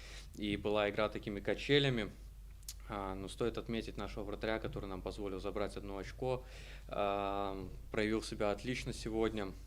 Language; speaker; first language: Russian; native; Russian